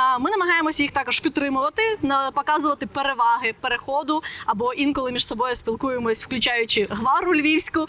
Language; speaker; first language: Ukrainian; non-native, local second language; Russian